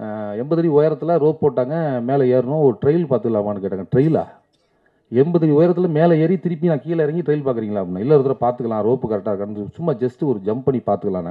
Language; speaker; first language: Tamil; native; Tamil